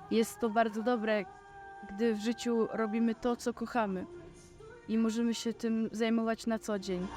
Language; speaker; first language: Polish; native; Polish